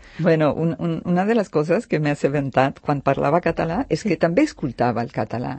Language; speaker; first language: Catalan; non-native, fluent; Spanish